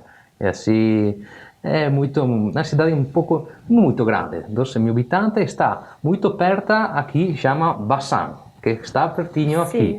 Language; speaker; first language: Portuguese; non-native, learner; Italian